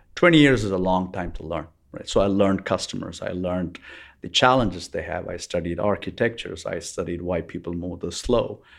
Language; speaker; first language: English; non-native, local second language; Tamil